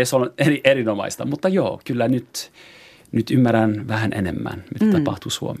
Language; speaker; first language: Finnish; non-native, fluent; French